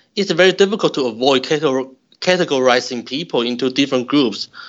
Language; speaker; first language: English; non-native, fluent; Chinese